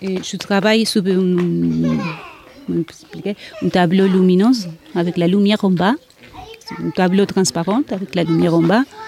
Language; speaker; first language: French; non-native, learner; Spanish